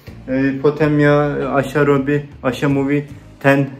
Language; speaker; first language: Polish; non-native, learner; Turkish